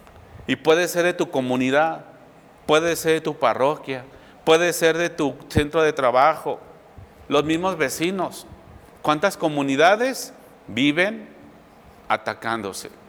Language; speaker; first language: Spanish; native; Spanish